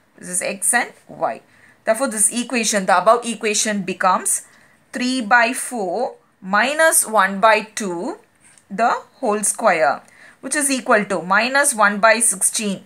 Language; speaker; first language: English; non-native, local second language; Tamil